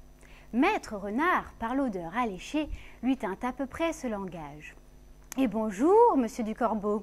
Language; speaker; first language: French; native; French